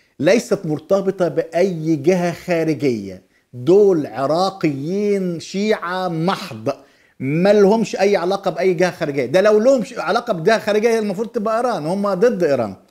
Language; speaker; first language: Arabic; native; Arabic